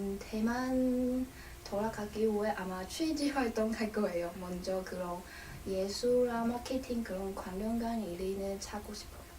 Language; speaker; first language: Korean; non-native, learner; Chinese